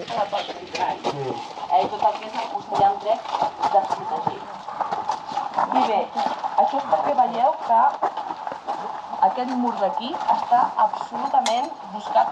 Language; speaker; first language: Catalan; native; Catalan